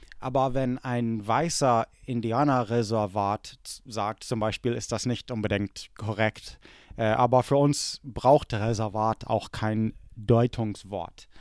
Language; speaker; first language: German; early bilingual, other home language; English